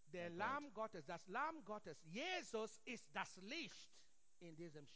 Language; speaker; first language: German; non-native, learner; English